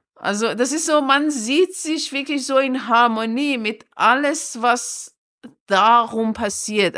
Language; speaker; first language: German; non-native, fluent; Persian